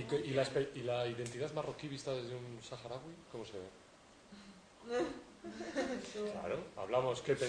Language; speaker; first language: Spanish; native; Spanish